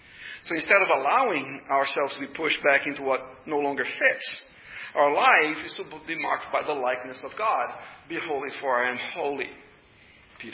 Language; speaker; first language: English; non-native, fluent; Portuguese